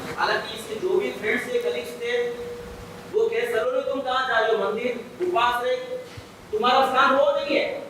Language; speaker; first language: Hindi; native; Hindi